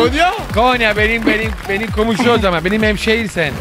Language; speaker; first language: Turkish; non-native, fluent; Italian